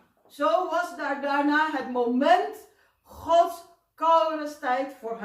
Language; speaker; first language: Dutch; non-native, fluent; Indonesian